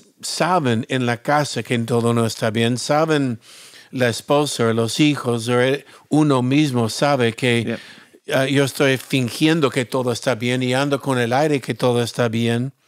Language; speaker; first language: Spanish; non-native, fluent; English